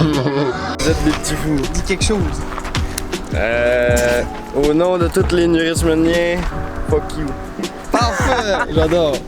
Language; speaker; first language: French; native; French